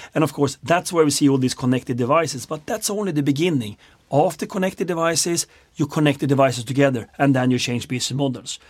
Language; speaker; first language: English; non-native, fluent; Swedish